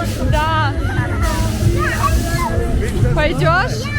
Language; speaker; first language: Russian; native; Russian